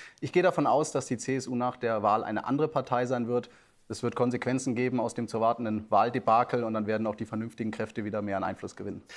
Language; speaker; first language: German; native; German